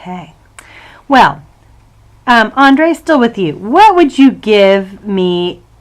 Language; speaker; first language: English; native; English